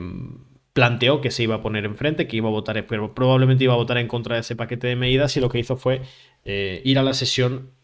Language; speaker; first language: Spanish; native; Spanish